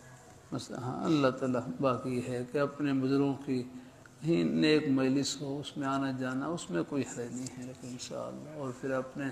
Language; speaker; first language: Urdu; native; Urdu